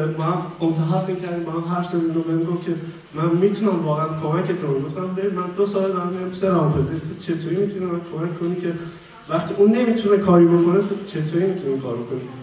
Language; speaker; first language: Persian; native; Persian